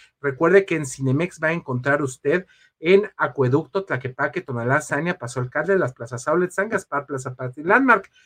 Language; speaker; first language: Spanish; native; Spanish